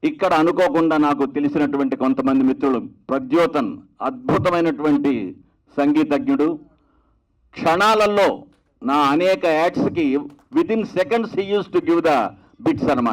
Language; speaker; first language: Telugu; native; Telugu